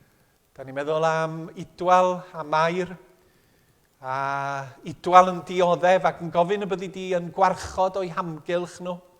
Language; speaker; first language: Welsh; native; Welsh